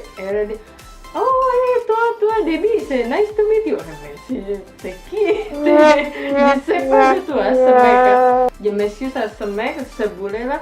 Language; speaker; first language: French; non-native, learner; Indonesian